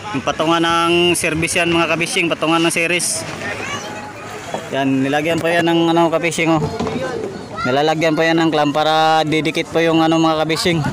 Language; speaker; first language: Filipino; native; Filipino